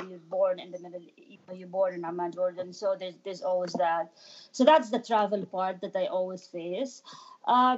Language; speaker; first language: English; non-native, fluent; Arabic